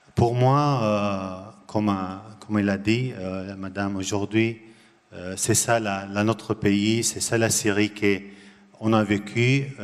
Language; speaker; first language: French; non-native, learner; Arabic